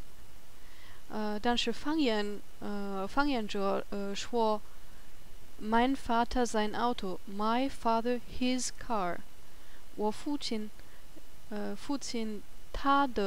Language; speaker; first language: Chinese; non-native, learner; German